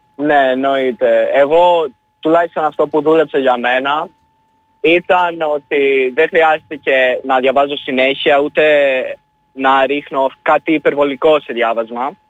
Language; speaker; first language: Greek; early bilingual, other home language; Albanian